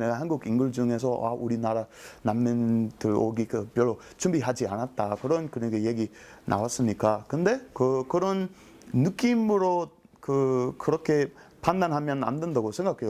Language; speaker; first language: Korean; non-native, learner; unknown